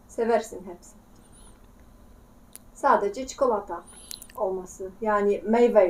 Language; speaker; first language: Turkish; non-native, fluent; Polish